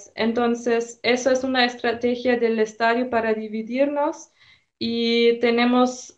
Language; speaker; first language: Spanish; non-native, fluent; German